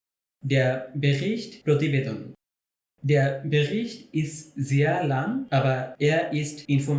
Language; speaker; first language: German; non-native, fluent; Bangla